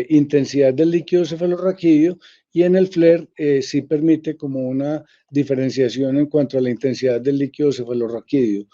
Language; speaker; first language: Spanish; native; Spanish